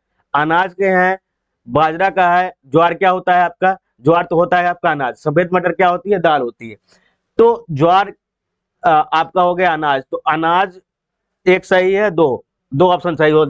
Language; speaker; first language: Hindi; native; Hindi